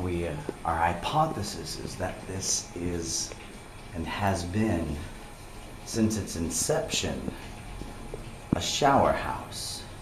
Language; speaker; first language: English; native; English